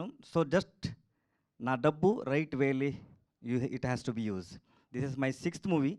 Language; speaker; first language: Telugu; non-native, learner; Kannada